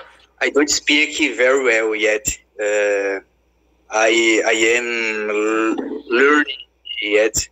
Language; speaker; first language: English; non-native, learner; Portuguese